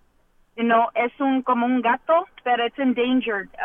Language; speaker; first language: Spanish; early bilingual, heritage; Spanish